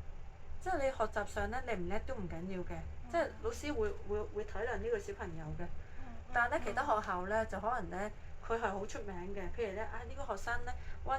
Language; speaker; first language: Cantonese; native; Cantonese